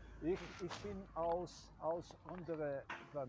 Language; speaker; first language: German; non-native, learner; Croatian